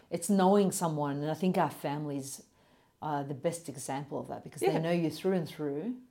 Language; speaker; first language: English; native; English